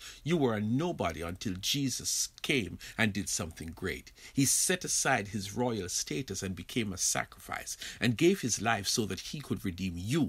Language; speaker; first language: English; native; English